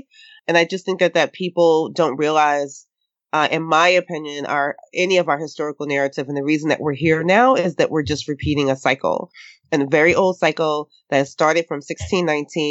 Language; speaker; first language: English; native; English